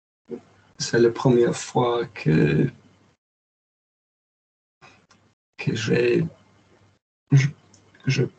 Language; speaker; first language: French; non-native, learner; English